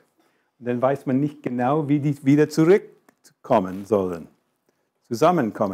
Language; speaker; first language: German; non-native, fluent; English